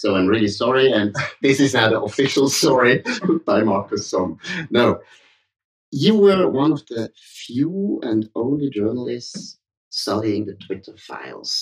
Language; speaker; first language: English; non-native, fluent; German